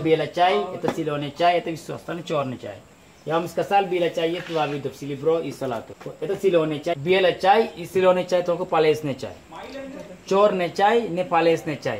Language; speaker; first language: Russian; non-native, learner; Sinhala